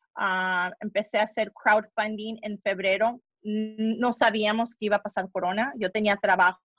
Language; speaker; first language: Spanish; early bilingual, heritage; Spanish